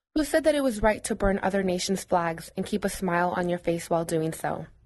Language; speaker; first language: English; native; English